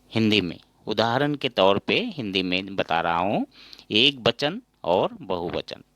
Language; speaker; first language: Hindi; non-native, local second language; Assamese